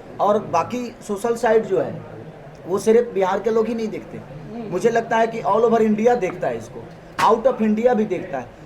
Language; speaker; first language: Hindi; non-native, local second language; Bhojpuri